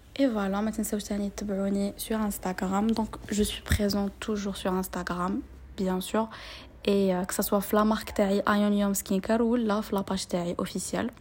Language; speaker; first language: French; non-native, local second language; Arabic